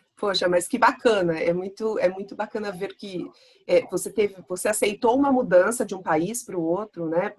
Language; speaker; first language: Portuguese; native; Portuguese